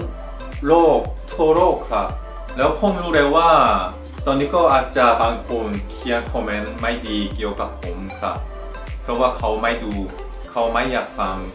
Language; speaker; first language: Thai; non-native, fluent; Korean